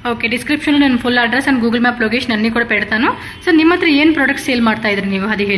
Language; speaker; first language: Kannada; non-native, learner; Telugu